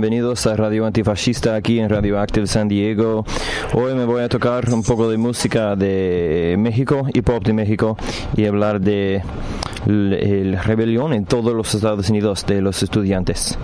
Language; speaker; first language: Spanish; non-native, learner; English